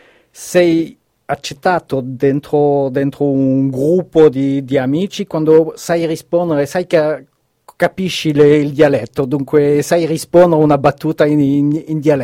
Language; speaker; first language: Italian; non-native, fluent; French